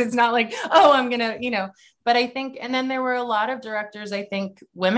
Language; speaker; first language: English; native; English